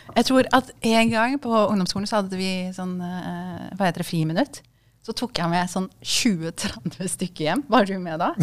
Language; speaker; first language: Norwegian; early bilingual, other home language; Kurdish